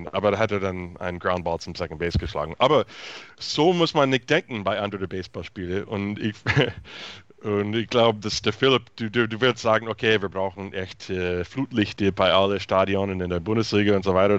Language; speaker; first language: German; non-native, fluent; English